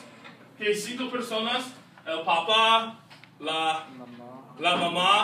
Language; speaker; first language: Spanish; non-native, fluent; English